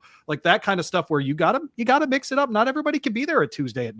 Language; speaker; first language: English; native; English